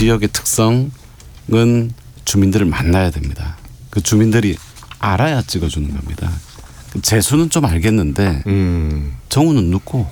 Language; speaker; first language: Korean; native; Korean